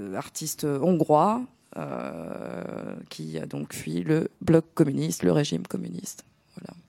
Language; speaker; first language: French; non-native, fluent; Greek